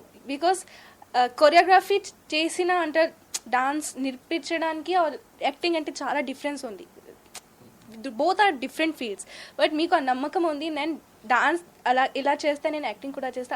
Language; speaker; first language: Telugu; non-native, learner; Hindi